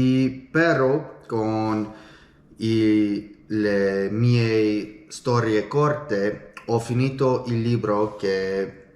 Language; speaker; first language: Italian; non-native, learner; English